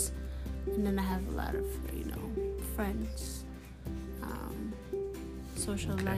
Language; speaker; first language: English; non-native, fluent; Amharic